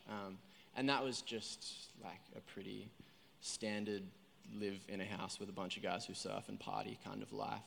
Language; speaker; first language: English; native; English